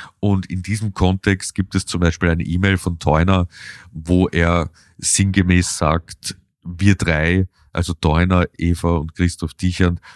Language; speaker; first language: German; native; German